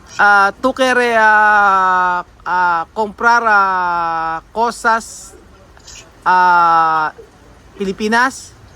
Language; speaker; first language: Spanish; non-native, learner; Filipino